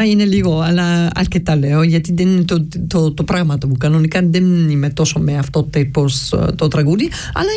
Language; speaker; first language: Greek; early bilingual, heritage; Greek